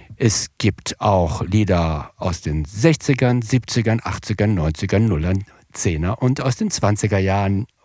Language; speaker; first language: German; native; German